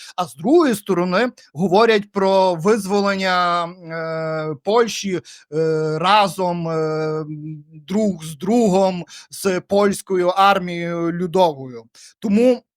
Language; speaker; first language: Ukrainian; native; Ukrainian